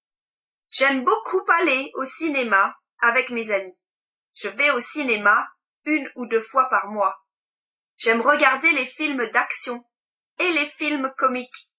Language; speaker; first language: French; non-native, learner; English